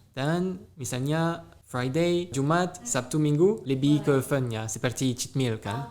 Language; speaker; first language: Indonesian; non-native, fluent; French